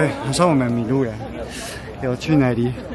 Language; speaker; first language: Chinese; non-native, learner; French